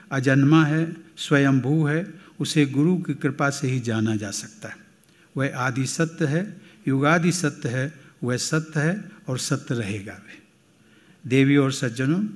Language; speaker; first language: Hindi; native; Hindi